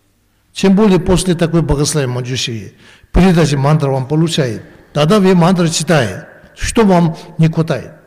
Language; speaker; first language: Russian; non-native, learner; Tibetan